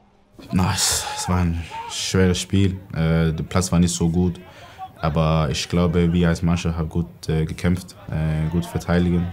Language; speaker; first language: German; non-native, learner; Swedish